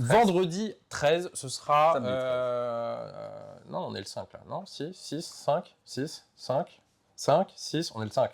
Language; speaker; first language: French; native; French